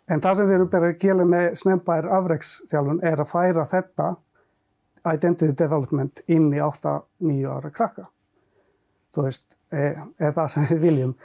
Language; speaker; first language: Icelandic; non-native, fluent; Finnish